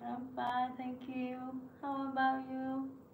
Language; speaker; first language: English; non-native, learner; Vietnamese